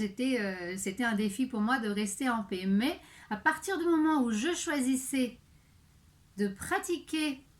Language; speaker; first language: French; native; French